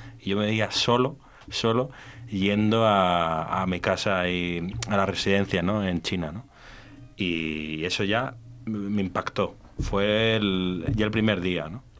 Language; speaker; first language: Spanish; native; Spanish